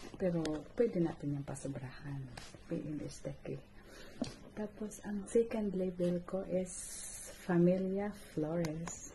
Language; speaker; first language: Filipino; non-native, local second language; Cebuano